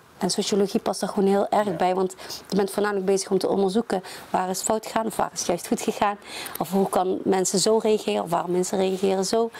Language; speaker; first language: Dutch; early bilingual, other home language; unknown